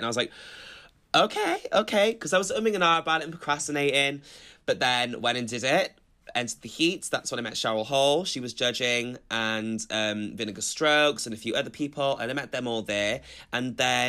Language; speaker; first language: English; native; English